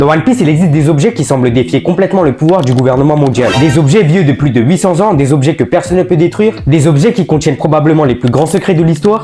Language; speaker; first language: French; native; French